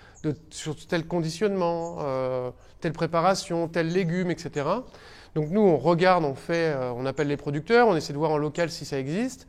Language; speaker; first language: French; native; French